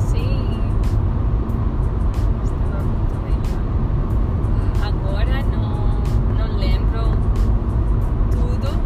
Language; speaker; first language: Portuguese; non-native, learner; Spanish